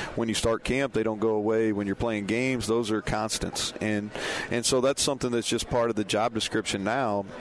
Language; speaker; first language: English; native; English